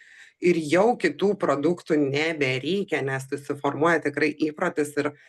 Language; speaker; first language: Lithuanian; native; Lithuanian